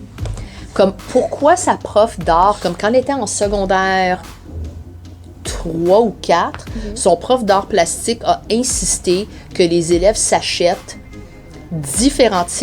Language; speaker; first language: French; native; French